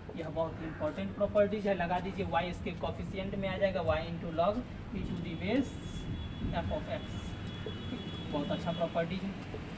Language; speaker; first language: Hindi; native; Hindi